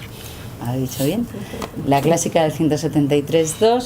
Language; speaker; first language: Spanish; native; Spanish